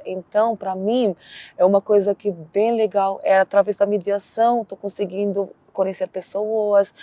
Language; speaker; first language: Portuguese; non-native, learner; Arabic